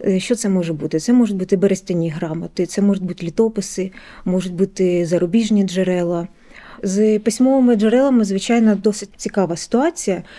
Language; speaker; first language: Ukrainian; native; Ukrainian